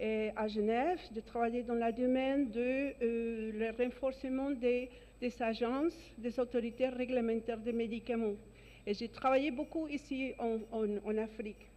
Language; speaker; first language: French; non-native, fluent; Spanish